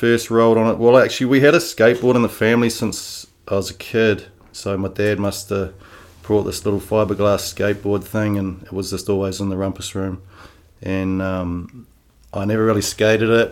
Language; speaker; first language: English; native; English